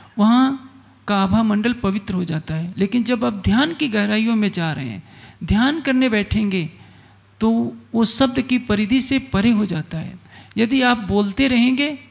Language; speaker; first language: Hindi; native; Hindi